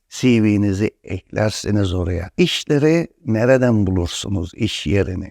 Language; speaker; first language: Turkish; native; Turkish